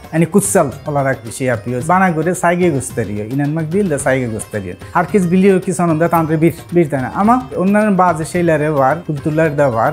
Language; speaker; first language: Turkish; non-native, fluent; Bangla